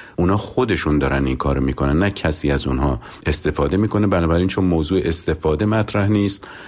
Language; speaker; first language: Persian; native; Persian